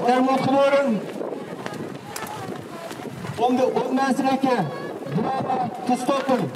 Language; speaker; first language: Dutch; non-native, fluent; Uyghur